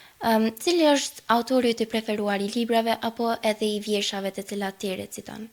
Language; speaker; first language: Albanian; native; Albanian